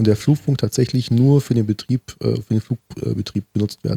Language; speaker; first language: German; native; German